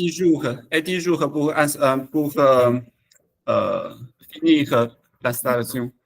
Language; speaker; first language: French; non-native, learner; Chinese